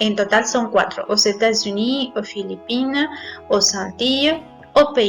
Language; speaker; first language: French; non-native, fluent; Spanish